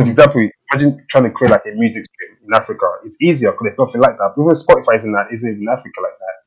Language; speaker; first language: English; native; English